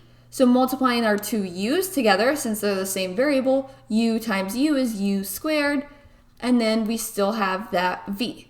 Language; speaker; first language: English; native; English